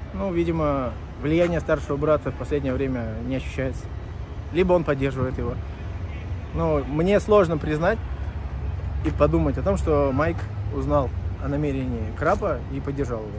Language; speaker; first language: Russian; native; Russian